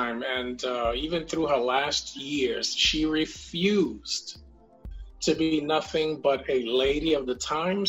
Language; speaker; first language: English; native; English